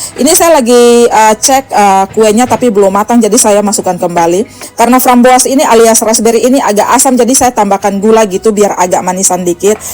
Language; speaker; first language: Indonesian; native; Indonesian